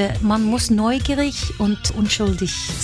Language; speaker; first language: German; non-native, fluent; Norwegian